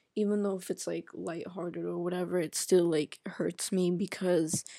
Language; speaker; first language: English; non-native, fluent; Arabic